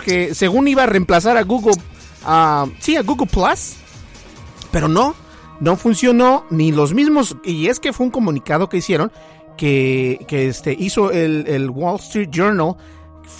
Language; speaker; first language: Spanish; native; Spanish